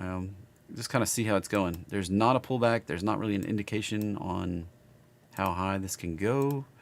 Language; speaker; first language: English; native; English